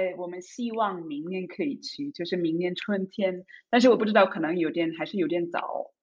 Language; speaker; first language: Chinese; non-native, fluent; German